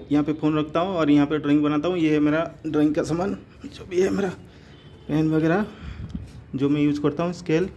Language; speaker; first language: Hindi; non-native, local second language; Odia